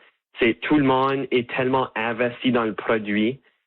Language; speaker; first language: French; native; French